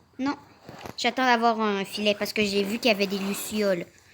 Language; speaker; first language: French; native; French